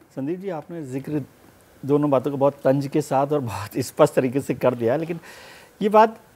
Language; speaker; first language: Hindi; native; Hindi